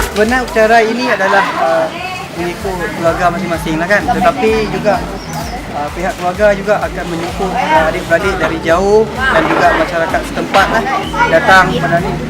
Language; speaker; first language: Malay; non-native, local second language; Thai